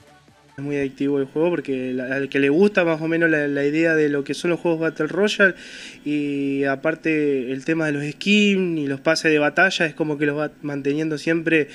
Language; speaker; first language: Spanish; native; Spanish